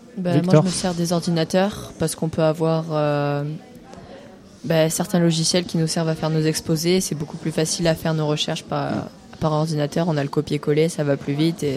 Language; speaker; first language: French; native; French